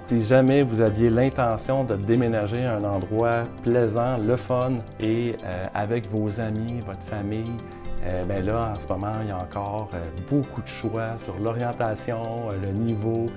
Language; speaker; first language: French; native; French